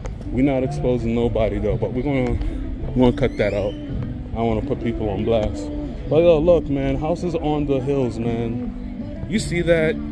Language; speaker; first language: English; native; English